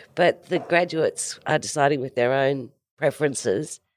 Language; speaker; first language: English; native; English